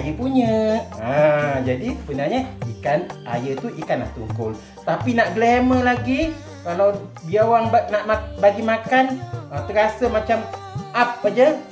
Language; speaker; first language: Malay; native; Malay